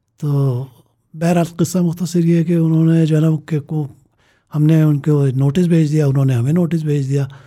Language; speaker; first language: Urdu; native; Urdu